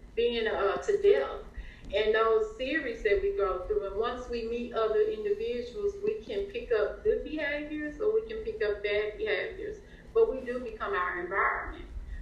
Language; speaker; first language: English; native; English